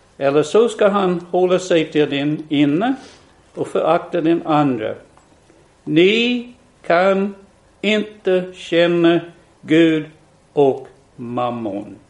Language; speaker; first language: Swedish; non-native, fluent; English